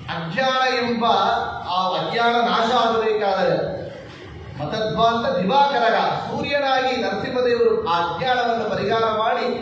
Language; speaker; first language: Kannada; native; Kannada